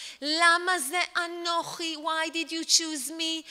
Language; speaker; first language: English; non-native, fluent; Hebrew